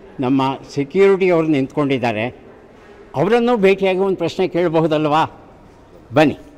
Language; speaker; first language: Kannada; native; Kannada